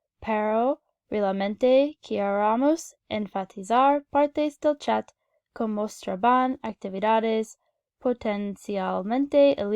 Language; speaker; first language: Spanish; non-native, learner; English